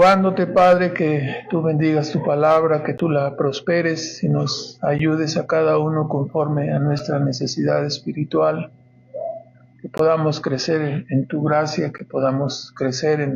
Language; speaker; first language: Spanish; native; Spanish